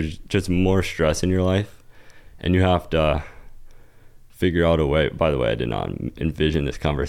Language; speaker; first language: English; native; English